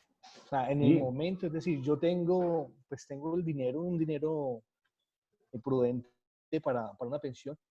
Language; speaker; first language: Spanish; native; Spanish